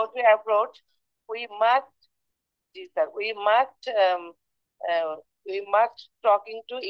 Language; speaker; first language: English; non-native, learner; Bangla